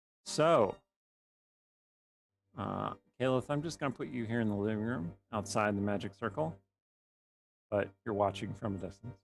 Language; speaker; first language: English; native; English